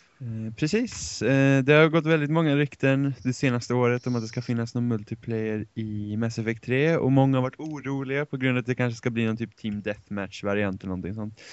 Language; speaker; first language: Swedish; native; Swedish